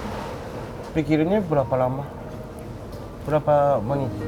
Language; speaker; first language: Indonesian; non-native, learner; Japanese